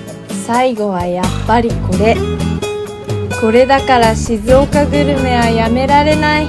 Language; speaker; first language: Japanese; native; Japanese